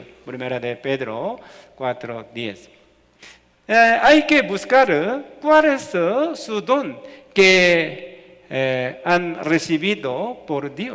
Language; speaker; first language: Spanish; non-native, fluent; Korean